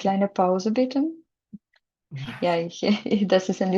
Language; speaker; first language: German; non-native, learner; Russian